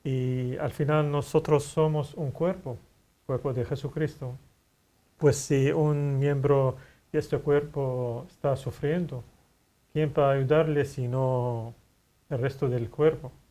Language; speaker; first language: Spanish; non-native, fluent; Arabic